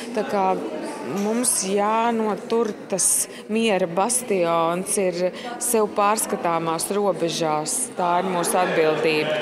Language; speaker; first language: Latvian; native; Latvian